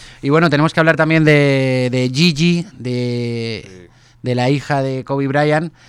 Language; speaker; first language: Spanish; native; Spanish